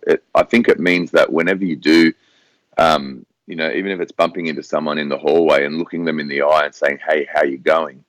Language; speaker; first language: English; native; English